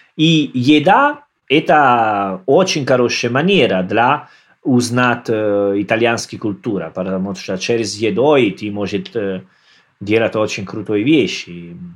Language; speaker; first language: Russian; non-native, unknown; Italian